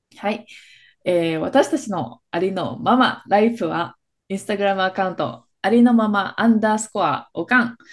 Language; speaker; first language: Japanese; early bilingual, other home language; Filipino